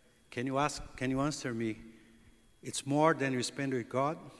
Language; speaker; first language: English; non-native, fluent; Portuguese